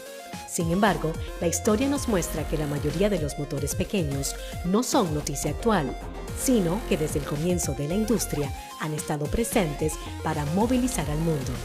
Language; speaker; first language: Spanish; native; Spanish